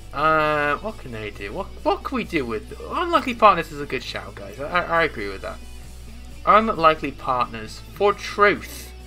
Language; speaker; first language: English; native; English